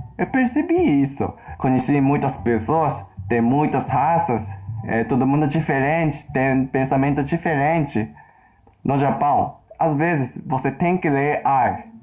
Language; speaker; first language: Portuguese; non-native, fluent; Japanese